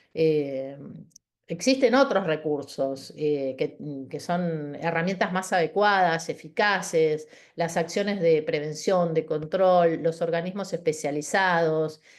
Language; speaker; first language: Spanish; native; Spanish